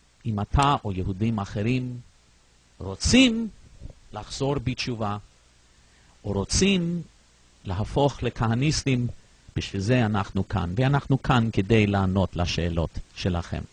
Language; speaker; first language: Hebrew; non-native, fluent; English